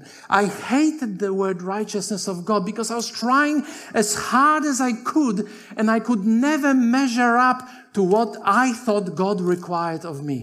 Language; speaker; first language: English; non-native, fluent; Polish